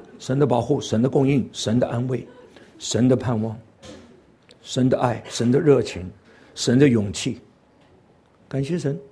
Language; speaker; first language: Chinese; non-native, local second language; Cantonese